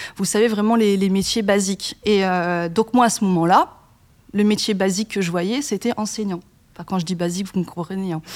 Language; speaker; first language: French; native; French